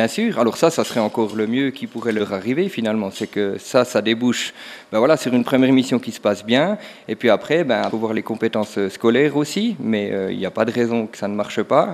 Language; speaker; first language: French; native; French